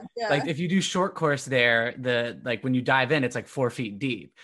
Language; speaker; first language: English; native; English